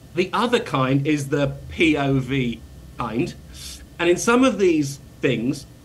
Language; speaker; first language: English; native; English